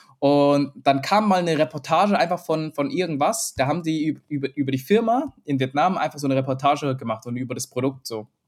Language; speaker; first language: German; early bilingual, other home language; Vietnamese